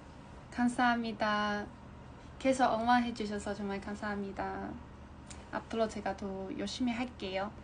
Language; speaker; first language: Korean; non-native, learner; Chinese